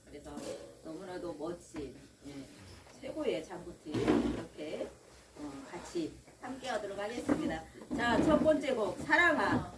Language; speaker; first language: Korean; native; Korean